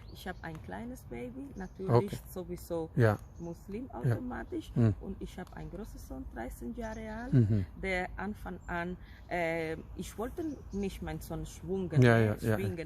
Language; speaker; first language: German; non-native, fluent; Spanish